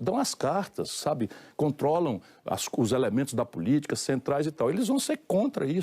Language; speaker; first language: Portuguese; native; Portuguese